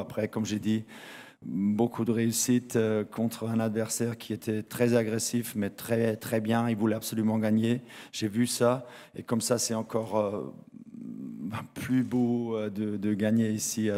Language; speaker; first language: French; non-native, fluent; German